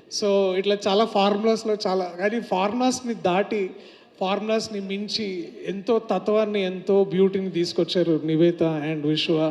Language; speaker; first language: Telugu; native; Telugu